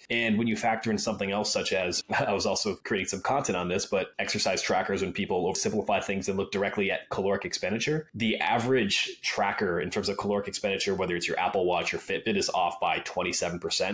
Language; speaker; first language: English; native; English